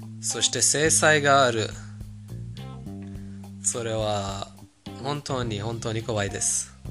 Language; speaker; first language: Japanese; non-native, fluent; Persian